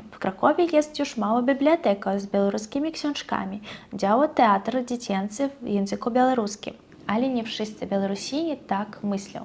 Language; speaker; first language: Polish; non-native, fluent; Russian